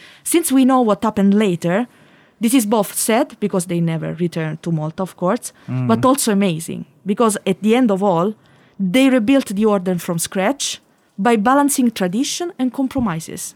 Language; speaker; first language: English; non-native, fluent; Italian